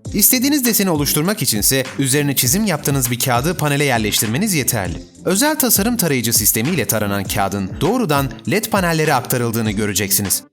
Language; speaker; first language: Turkish; native; Turkish